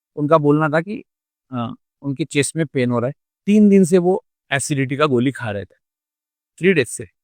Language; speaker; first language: Hindi; non-native, local second language; Marathi